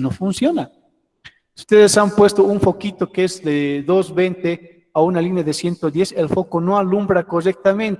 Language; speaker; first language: Spanish; native; Spanish